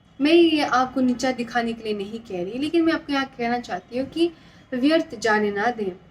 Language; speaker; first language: Hindi; non-native, local second language; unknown